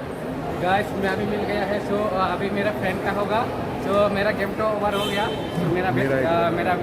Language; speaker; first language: Hindi; non-native, local second language; Kok Borok